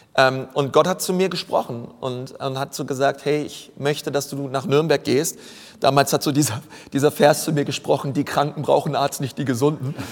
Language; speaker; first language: German; native; German